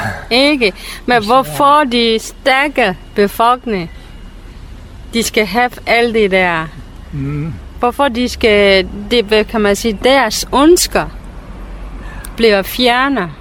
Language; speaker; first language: Danish; non-native, fluent; Burmese